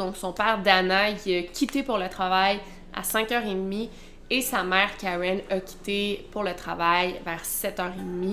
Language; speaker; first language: French; native; French